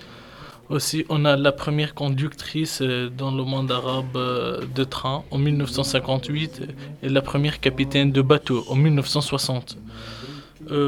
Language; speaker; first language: French; non-native, local second language; Arabic